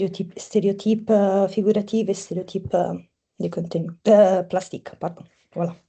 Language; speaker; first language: French; non-native, fluent; Italian